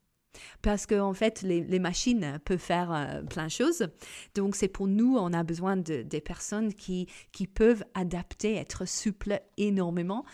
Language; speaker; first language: French; non-native, fluent; English